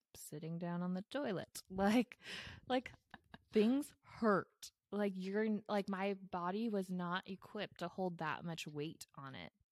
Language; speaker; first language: English; native; English